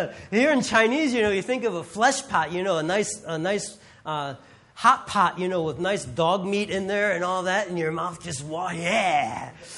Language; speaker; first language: English; native; English